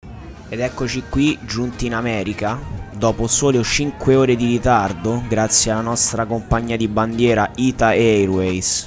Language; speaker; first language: Italian; native; Italian